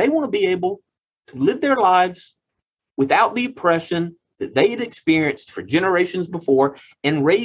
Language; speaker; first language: English; native; English